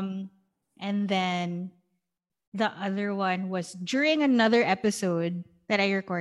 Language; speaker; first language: English; non-native, local second language; Filipino